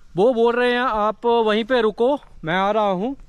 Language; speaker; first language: Hindi; non-native, local second language; Punjabi